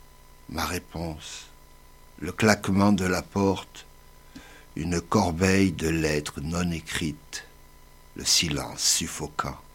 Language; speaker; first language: French; native; French